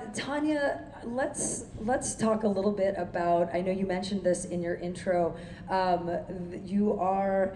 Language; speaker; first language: English; early bilingual, other home language; Urdu